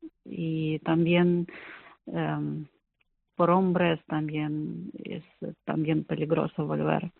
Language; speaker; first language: Spanish; non-native, learner; Ukrainian